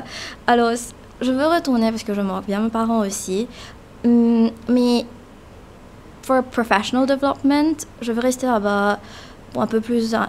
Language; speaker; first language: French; non-native, local second language; Morisyen